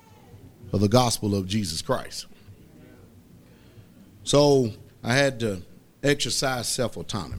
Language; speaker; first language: English; native; English